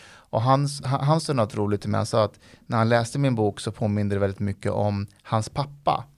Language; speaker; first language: Swedish; early bilingual, other home language; Persian